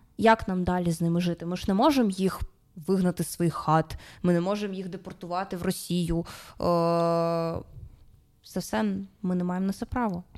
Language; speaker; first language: Ukrainian; non-native, local second language; Russian